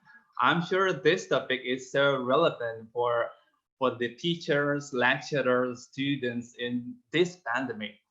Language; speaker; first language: English; non-native, fluent; Indonesian